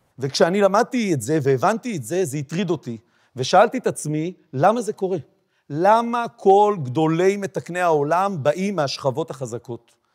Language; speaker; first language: Hebrew; native; Hebrew